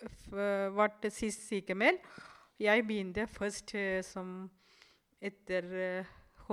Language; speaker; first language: Norwegian; non-native, fluent; Tamil